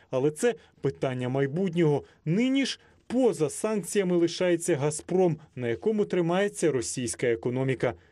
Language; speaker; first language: Ukrainian; native; Ukrainian